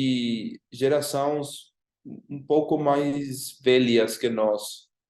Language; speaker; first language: Portuguese; non-native, fluent; Spanish